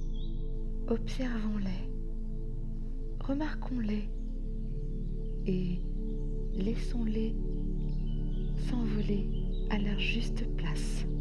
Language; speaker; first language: French; native; French